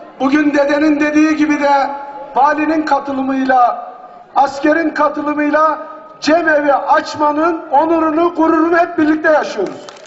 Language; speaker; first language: Turkish; native; Turkish